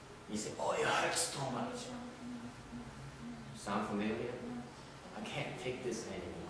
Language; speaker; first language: English; non-native, fluent; Vietnamese